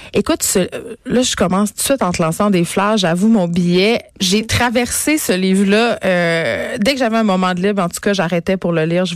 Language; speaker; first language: French; native; French